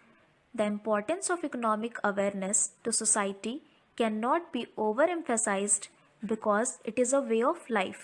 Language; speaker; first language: English; non-native, local second language; Hindi